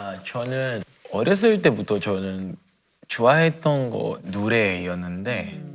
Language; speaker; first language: Korean; non-native, fluent; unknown